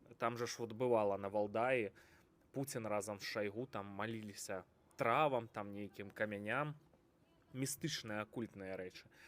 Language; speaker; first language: Belarusian; native; Belarusian